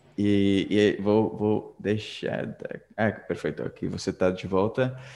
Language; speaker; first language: Portuguese; non-native, fluent; Spanish